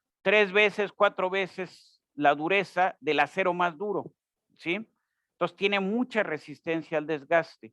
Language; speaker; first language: Spanish; native; Spanish